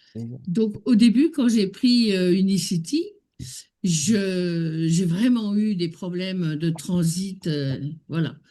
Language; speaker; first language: French; native; French